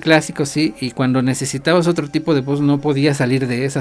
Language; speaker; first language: Spanish; native; Spanish